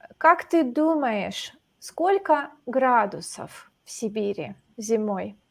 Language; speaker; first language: Russian; native; Russian